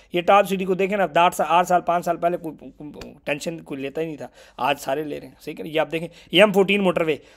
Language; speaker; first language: Urdu; non-native, local second language; Punjabi